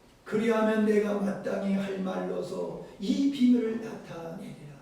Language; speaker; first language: Korean; native; Korean